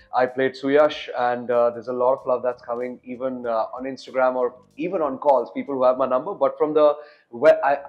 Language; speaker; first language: English; non-native, local second language; Hindi